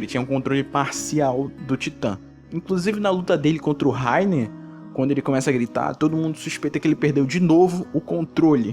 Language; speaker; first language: Portuguese; native; Portuguese